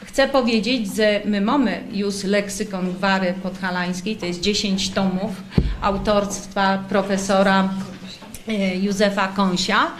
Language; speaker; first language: Polish; native; Polish